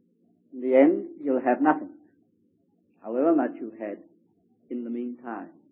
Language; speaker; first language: English; native; English